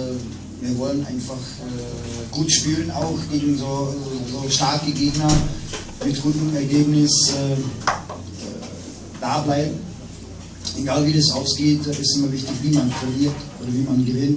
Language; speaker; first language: German; non-native, fluent; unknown